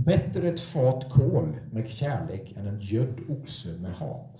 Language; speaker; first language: Swedish; non-native, fluent; English